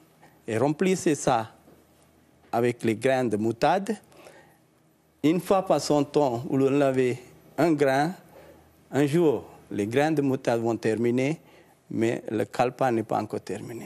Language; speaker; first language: French; non-native, learner; Sinhala